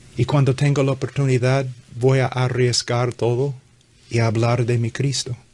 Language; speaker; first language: Spanish; non-native, fluent; English